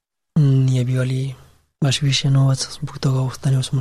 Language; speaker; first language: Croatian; non-native, learner; Pashto